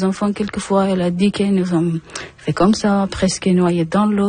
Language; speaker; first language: French; non-native, learner; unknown